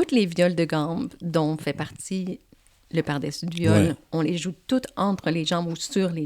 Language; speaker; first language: French; native; French